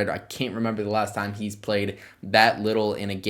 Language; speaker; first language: English; native; English